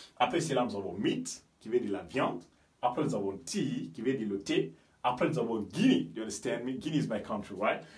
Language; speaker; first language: French; non-native, local second language; Fula